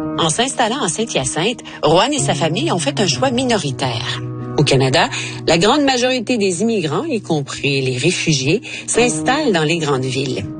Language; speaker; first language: French; native; French